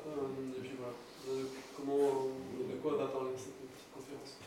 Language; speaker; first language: French; native; French